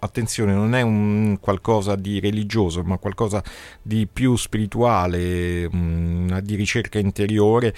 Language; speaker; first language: Italian; native; Italian